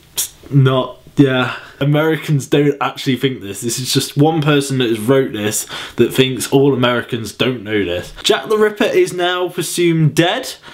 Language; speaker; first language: English; native; English